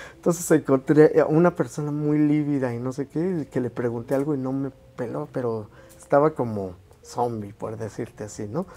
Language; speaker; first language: Spanish; native; Spanish